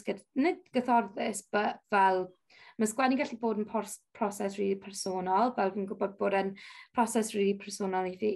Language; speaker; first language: Welsh; non-native, local second language; English